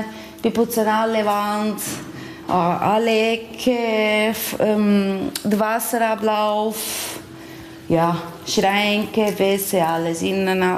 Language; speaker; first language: German; non-native, learner; Portuguese